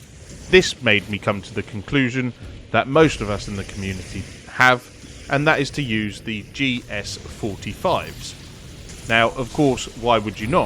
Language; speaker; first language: English; native; English